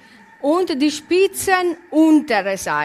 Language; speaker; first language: German; non-native, learner; Italian